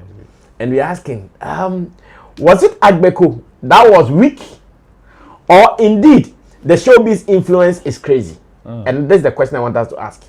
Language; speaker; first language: English; non-native, local second language; Akan